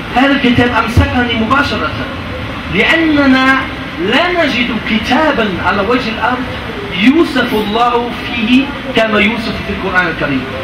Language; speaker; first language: Arabic; non-native, fluent; German